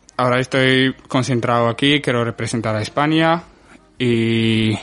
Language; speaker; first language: Spanish; non-native, fluent; Arabic